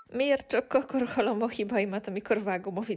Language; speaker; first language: Hungarian; non-native, fluent; Polish